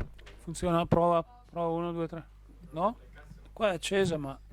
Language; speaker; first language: Italian; native; Italian